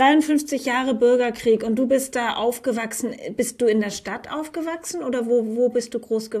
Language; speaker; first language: German; native; German